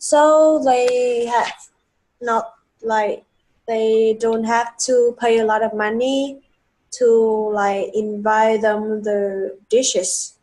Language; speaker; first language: English; non-native, fluent; Vietnamese